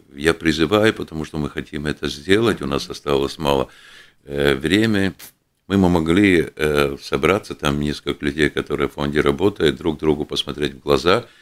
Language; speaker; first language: Russian; non-native, local second language; Latvian